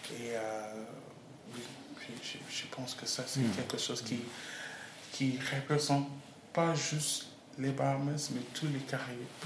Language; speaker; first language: French; non-native, learner; English